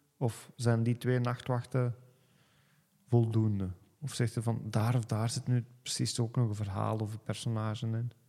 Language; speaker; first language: Dutch; native; Dutch